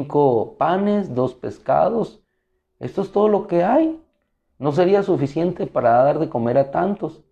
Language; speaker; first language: Spanish; native; Spanish